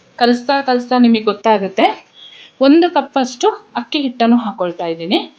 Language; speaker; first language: Kannada; non-native, local second language; Kodava